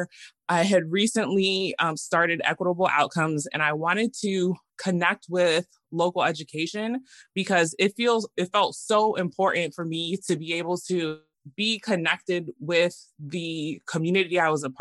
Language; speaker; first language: English; native; English